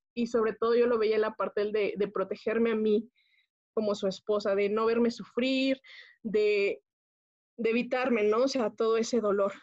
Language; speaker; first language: Spanish; native; Spanish